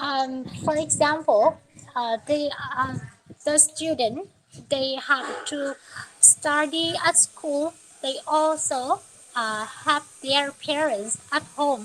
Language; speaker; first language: English; non-native, learner; Vietnamese